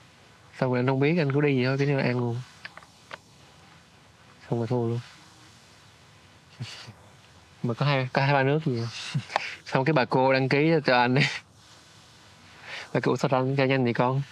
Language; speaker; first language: Vietnamese; native; Vietnamese